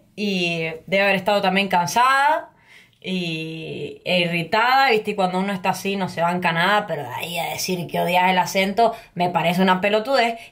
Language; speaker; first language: Spanish; native; Spanish